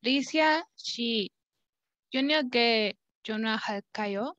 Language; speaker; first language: Korean; non-native, learner; Spanish